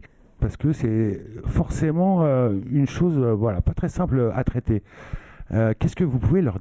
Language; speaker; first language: French; native; French